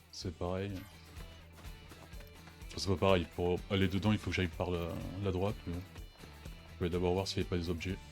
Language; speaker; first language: French; native; French